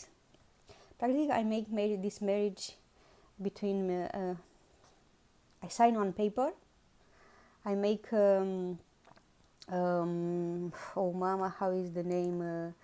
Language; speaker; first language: English; non-native, learner; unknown